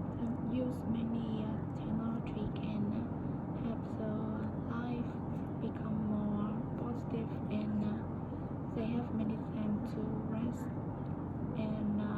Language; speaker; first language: English; non-native, learner; Vietnamese